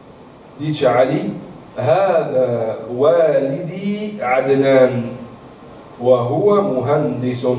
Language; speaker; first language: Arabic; non-native, fluent; Italian